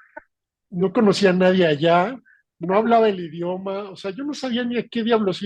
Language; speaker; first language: Spanish; native; Spanish